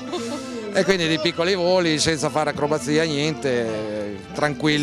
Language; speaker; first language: Italian; early bilingual, heritage; Italian